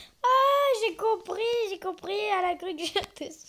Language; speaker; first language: French; native; French